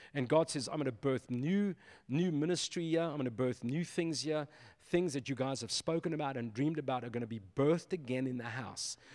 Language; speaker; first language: English; native; English